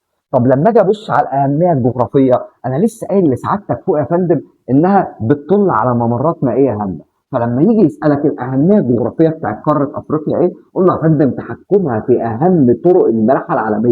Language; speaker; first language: Arabic; native; Arabic